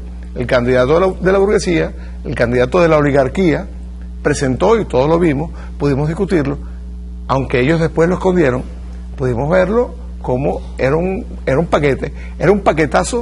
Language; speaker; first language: Spanish; native; Spanish